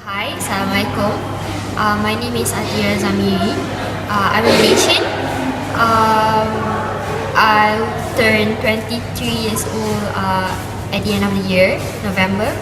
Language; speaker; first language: English; non-native, local second language; Malay